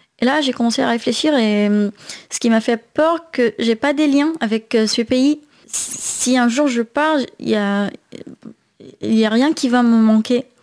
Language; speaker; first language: French; non-native, fluent; Arabic